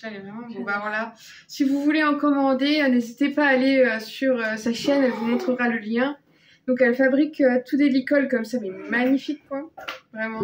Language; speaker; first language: French; native; French